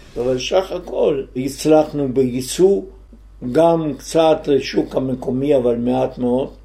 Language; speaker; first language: Hebrew; non-native, fluent; Italian